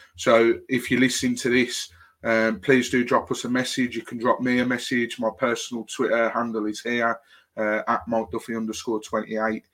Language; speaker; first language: English; native; English